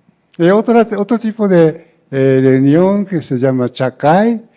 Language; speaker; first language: Spanish; non-native, fluent; Japanese